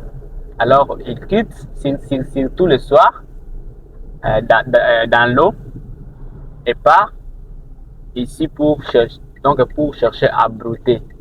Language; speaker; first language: French; non-native, local second language; Rundi